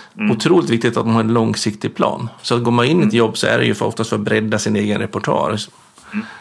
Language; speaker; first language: Swedish; native; Swedish